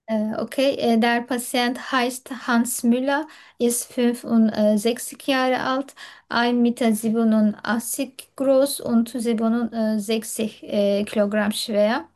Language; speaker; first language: German; non-native, learner; Turkish